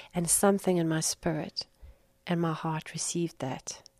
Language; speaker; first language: English; native; English